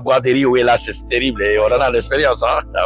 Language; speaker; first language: French; native; French